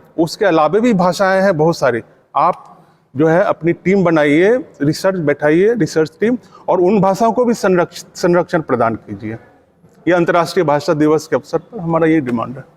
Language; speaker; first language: Hindi; non-native, local second language; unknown